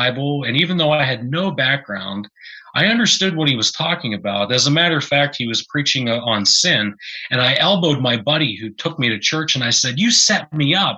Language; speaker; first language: English; native; English